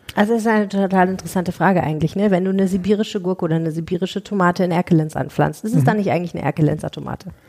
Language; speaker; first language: German; native; German